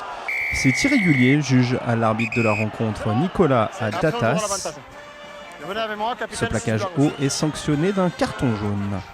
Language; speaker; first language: French; native; French